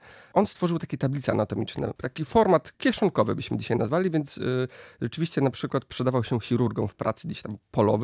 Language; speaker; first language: Polish; native; Polish